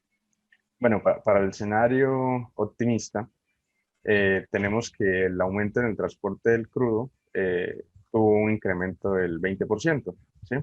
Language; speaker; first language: Spanish; native; Spanish